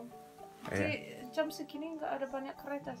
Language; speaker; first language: Indonesian; non-native, fluent; English